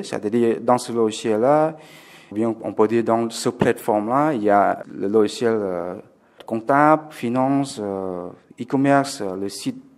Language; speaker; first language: French; non-native, fluent; Khmer